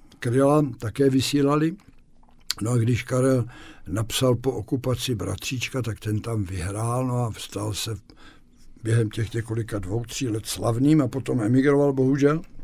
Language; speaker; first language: Czech; native; Czech